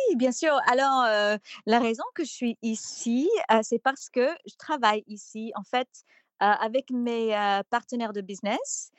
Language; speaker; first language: French; non-native, fluent; English